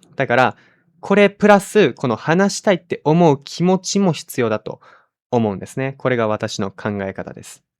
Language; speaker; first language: Japanese; native; Japanese